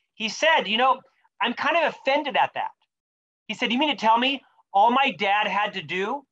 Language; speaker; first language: English; native; English